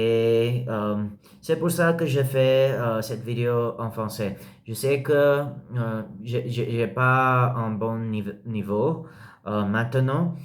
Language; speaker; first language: French; non-native, learner; English